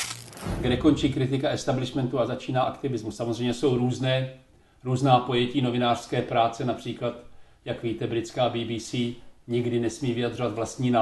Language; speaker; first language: Czech; native; Czech